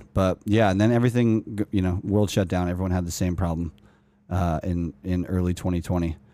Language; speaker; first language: English; native; English